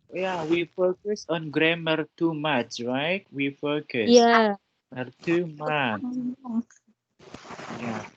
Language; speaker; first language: English; non-native, fluent; Indonesian